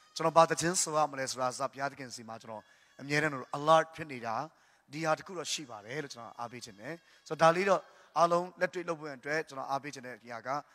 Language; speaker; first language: Burmese; non-native, local second language; Tedim Chin